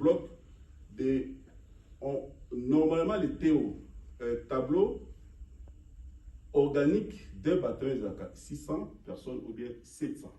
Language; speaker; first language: French; non-native, local second language; Lingala